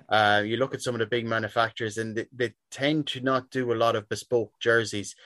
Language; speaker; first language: English; native; English